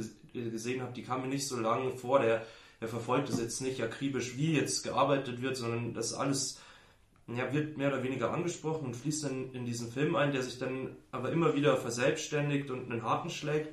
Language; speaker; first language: German; native; German